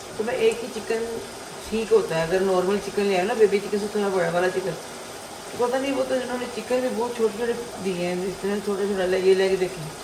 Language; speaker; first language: Urdu; non-native, local second language; Punjabi